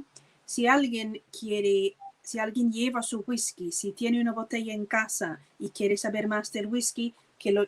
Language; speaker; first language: Spanish; non-native, fluent; English